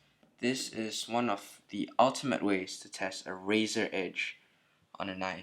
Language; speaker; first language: English; native; English